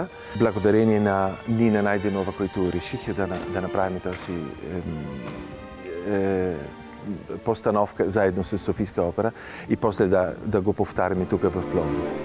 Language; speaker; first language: Bulgarian; non-native, fluent; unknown